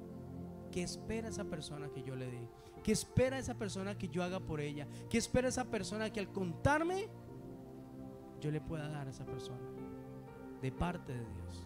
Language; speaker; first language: Spanish; native; Spanish